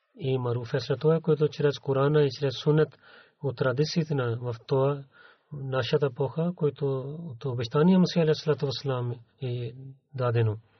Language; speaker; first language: Bulgarian; non-native, learner; Urdu